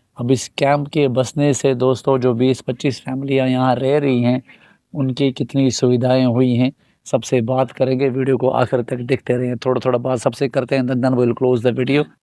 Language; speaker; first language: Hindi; native; Hindi